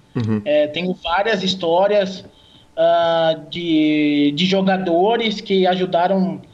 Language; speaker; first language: Portuguese; native; Portuguese